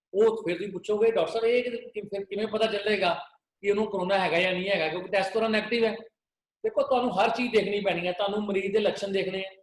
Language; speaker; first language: Hindi; non-native, local second language; Punjabi